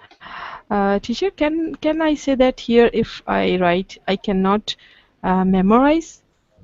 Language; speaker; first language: English; non-native, learner; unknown